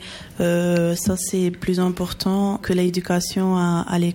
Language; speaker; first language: French; early bilingual, other home language; Portuguese